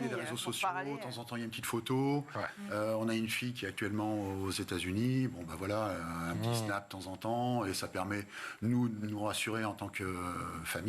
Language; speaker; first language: French; native; French